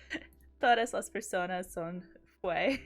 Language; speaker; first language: Spanish; non-native, learner; English